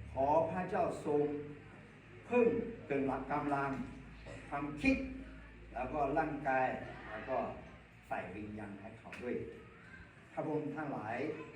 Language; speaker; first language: Thai; non-native, local second language; Akha